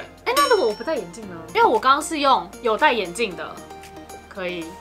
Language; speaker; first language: Chinese; native; Chinese